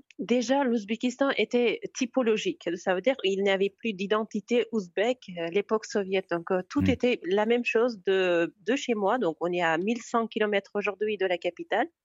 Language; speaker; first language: French; non-native, fluent; Uzbek